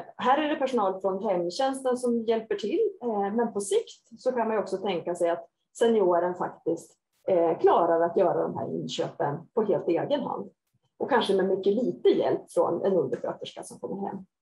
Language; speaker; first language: Swedish; native; Swedish